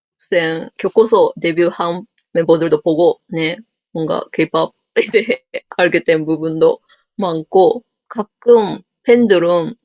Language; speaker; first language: Korean; non-native, learner; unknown